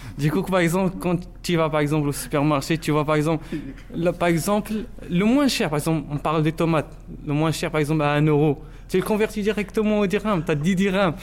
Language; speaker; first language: French; non-native, local second language; Arabic